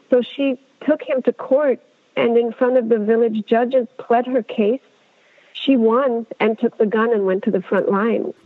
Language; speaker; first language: English; non-native, fluent; Amharic